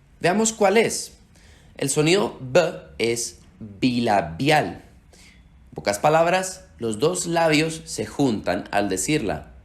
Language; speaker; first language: Spanish; early bilingual, heritage; Slovak